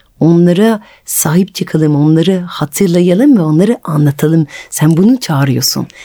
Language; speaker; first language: Turkish; non-native, fluent; French